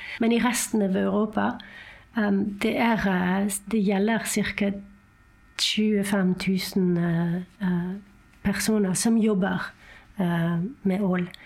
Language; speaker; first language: Norwegian; non-native, fluent; French